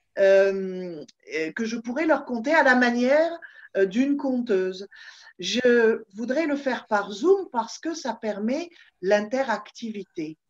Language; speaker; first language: French; native; French